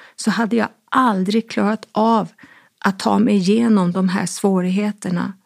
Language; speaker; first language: Swedish; native; Swedish